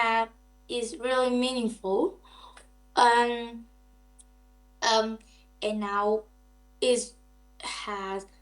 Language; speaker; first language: English; non-native, learner; Vietnamese